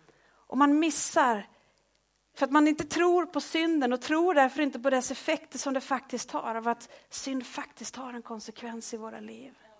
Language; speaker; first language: Swedish; native; Swedish